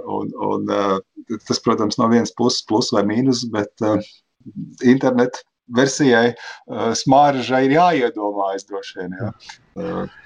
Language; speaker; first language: Latvian; native; Latvian